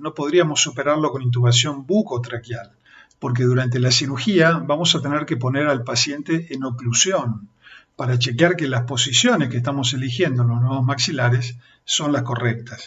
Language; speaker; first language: Spanish; native; Spanish